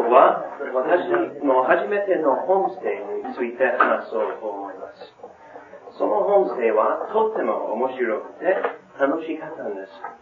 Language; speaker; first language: Japanese; non-native, learner; English